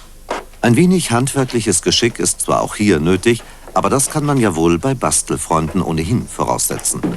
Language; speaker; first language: German; native; German